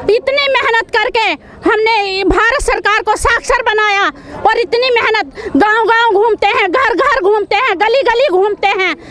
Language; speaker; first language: Hindi; native; Hindi